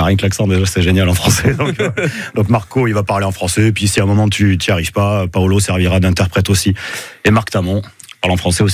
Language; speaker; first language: French; native; French